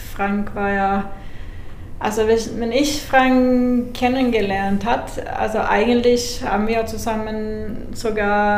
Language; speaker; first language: German; non-native, fluent; Swedish